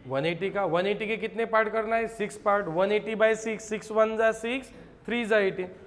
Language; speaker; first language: Hindi; non-native, local second language; Marathi